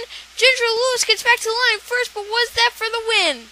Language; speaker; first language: English; native; English